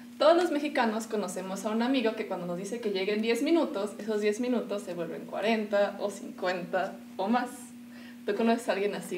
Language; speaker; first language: Spanish; native; Spanish